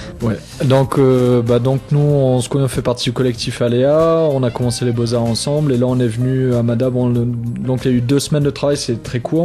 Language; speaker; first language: French; native; French